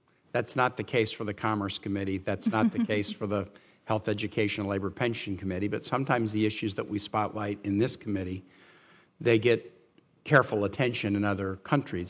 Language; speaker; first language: English; native; English